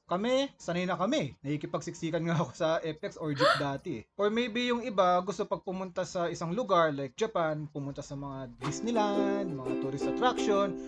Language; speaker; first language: Filipino; native; Filipino